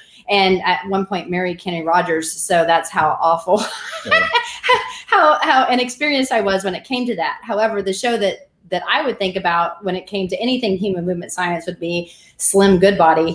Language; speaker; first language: English; native; English